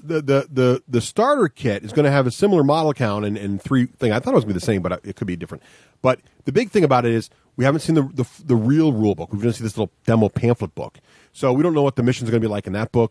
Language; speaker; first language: English; native; English